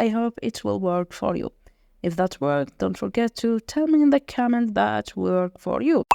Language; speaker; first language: English; non-native, fluent; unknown